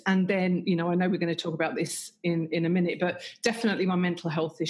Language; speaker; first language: English; native; English